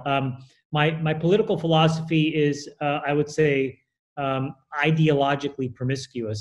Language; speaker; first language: English; native; English